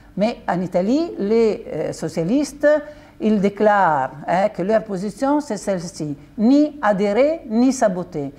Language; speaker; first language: French; non-native, fluent; Italian